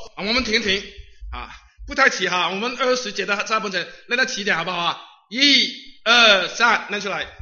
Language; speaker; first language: Chinese; non-native, local second language; Cantonese